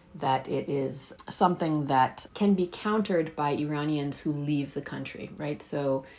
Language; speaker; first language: English; early bilingual, heritage; Persian